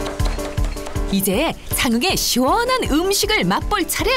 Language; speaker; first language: Korean; native; Korean